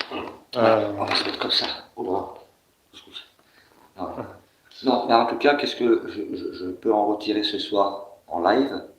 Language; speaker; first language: French; native; French